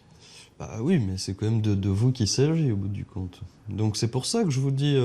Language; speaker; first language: French; native; French